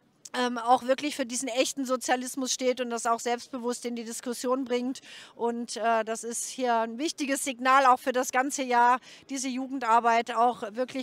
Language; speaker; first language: German; native; German